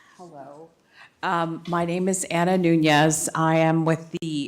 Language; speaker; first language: English; native; English